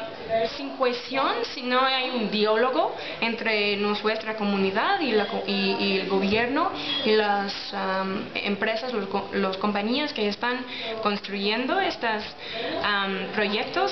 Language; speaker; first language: Spanish; non-native, learner; English